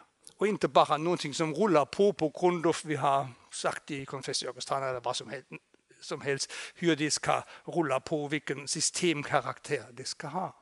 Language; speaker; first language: Swedish; non-native, fluent; German